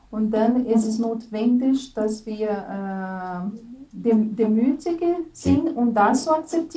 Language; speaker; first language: German; non-native, fluent; Portuguese